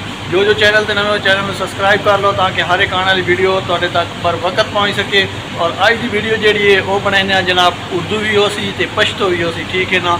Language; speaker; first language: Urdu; non-native, local second language; Punjabi